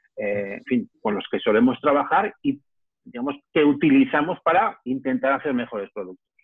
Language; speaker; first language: Spanish; native; Spanish